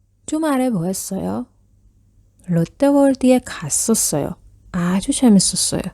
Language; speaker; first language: Korean; non-native, fluent; Persian